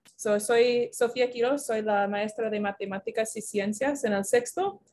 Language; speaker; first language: English; native; English